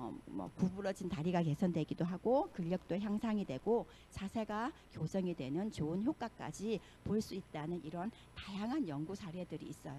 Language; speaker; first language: Korean; native; Korean